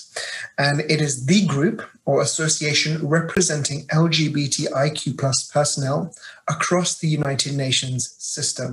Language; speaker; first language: English; native; English